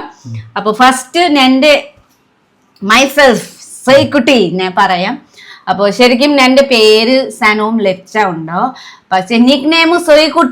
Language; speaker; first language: Malayalam; non-native, fluent; Nepali